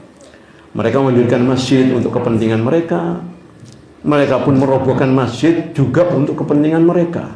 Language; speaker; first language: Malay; non-native, local second language; Javanese